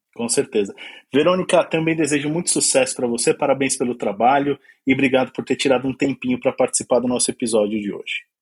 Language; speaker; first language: Portuguese; native; Portuguese